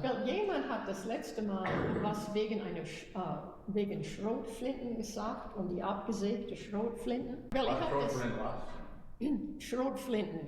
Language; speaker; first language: German; early bilingual, heritage; German